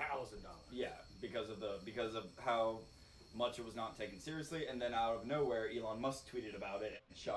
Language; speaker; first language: English; native; English